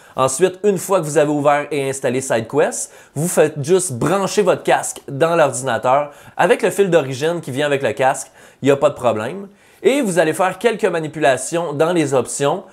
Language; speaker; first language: French; native; French